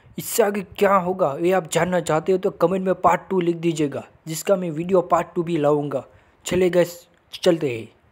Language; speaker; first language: Hindi; non-native, local second language; Gujarati